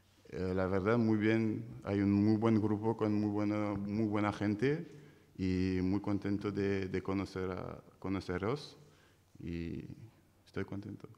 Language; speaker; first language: Spanish; non-native, fluent; French